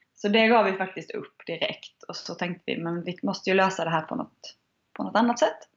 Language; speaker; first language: Swedish; native; Swedish